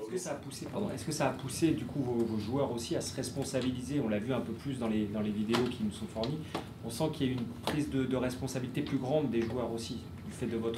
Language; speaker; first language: French; native; French